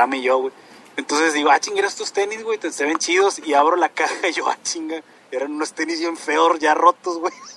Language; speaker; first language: Spanish; native; Spanish